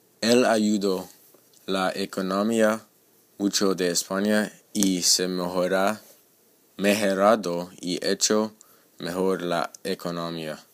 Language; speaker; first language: Spanish; non-native, learner; English